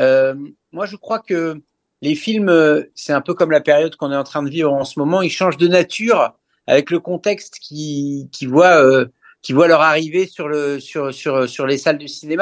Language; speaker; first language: French; native; French